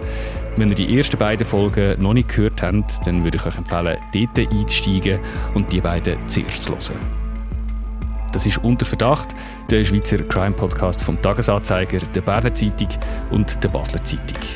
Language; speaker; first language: German; native; German